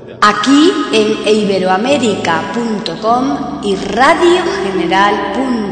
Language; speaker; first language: Spanish; native; Spanish